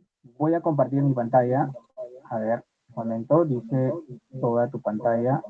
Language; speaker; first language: Spanish; native; Spanish